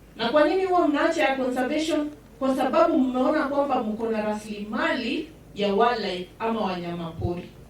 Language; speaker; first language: Swahili; non-native, local second language; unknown